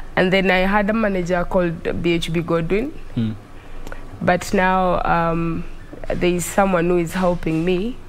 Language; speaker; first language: English; non-native, local second language; Luo (Kenya and Tanzania)